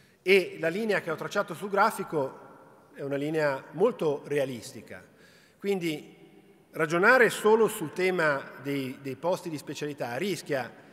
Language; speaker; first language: Italian; native; Italian